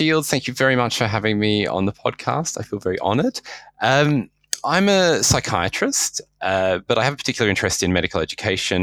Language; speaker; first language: English; native; English